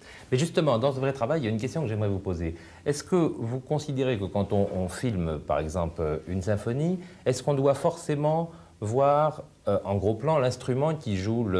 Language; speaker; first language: French; native; French